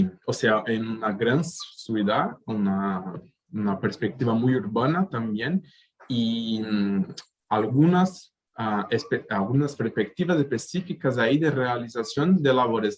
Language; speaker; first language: Spanish; native; Spanish